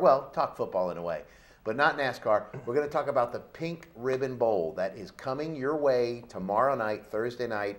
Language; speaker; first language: English; native; English